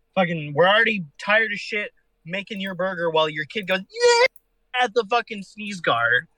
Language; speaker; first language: English; native; English